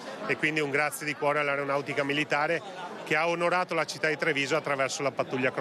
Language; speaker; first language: Italian; native; Italian